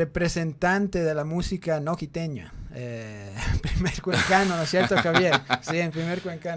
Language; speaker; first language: Spanish; native; Spanish